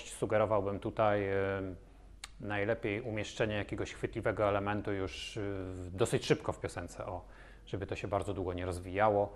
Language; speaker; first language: Polish; native; Polish